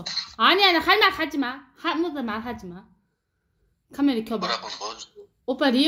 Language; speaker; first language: Korean; non-native, fluent; Uzbek